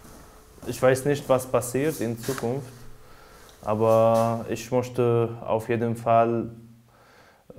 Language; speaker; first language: German; non-native, learner; Arabic